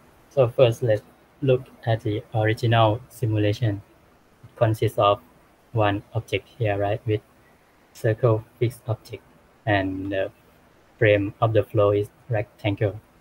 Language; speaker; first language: English; non-native, fluent; Thai